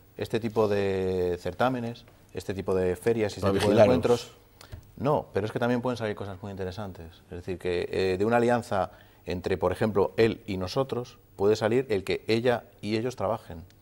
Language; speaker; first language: Spanish; native; Spanish